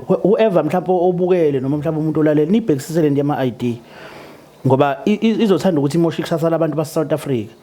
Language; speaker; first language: Zulu; native; Zulu